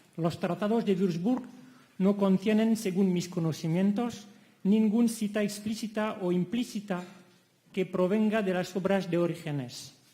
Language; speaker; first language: Spanish; non-native, fluent; French